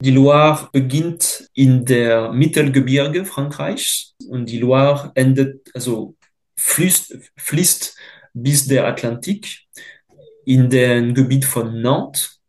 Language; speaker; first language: German; non-native, fluent; French